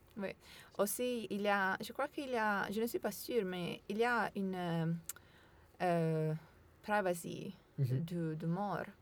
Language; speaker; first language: French; non-native, learner; Italian